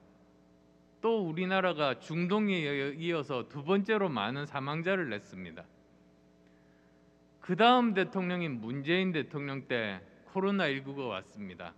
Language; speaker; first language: Korean; native; Korean